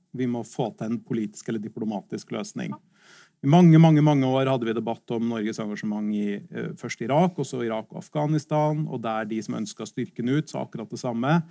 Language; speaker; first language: Norwegian; native; Norwegian